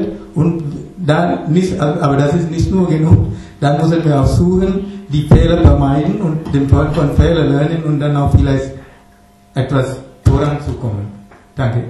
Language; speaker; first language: German; non-native, fluent; Tamil